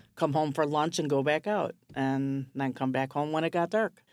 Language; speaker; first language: English; native; English